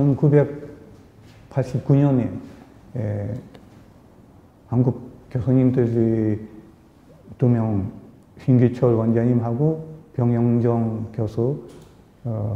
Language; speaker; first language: Korean; early bilingual, heritage; Korean